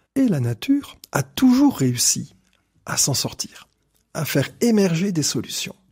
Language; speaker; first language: French; native; French